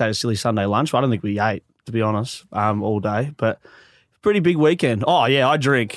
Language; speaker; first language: English; native; English